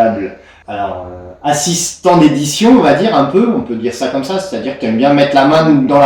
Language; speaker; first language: French; native; French